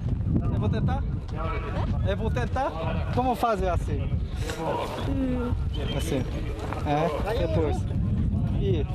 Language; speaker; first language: Portuguese; non-native, learner; Korean